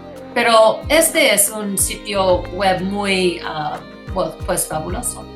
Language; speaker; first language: Spanish; non-native, fluent; English